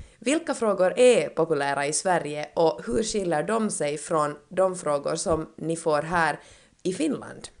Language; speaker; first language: Swedish; native; Swedish